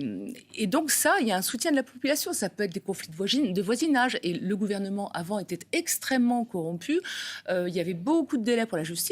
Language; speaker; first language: French; native; French